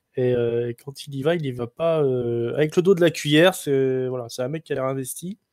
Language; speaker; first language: French; native; French